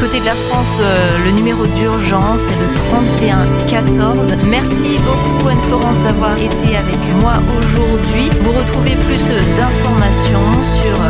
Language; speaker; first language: French; native; French